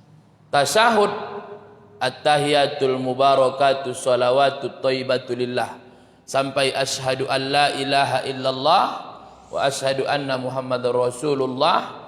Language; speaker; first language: Indonesian; native; Indonesian